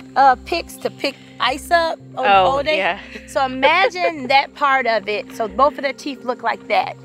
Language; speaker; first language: English; native; English